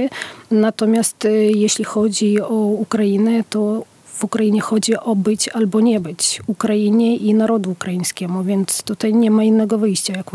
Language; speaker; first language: Polish; non-native, fluent; Ukrainian